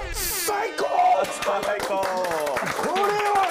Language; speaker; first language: Japanese; non-native, learner; Chinese